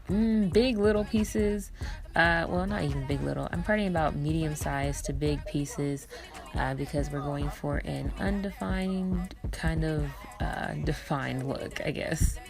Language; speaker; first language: English; native; English